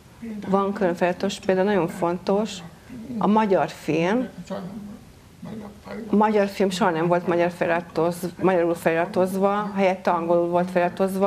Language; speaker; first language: Hungarian; non-native, local second language; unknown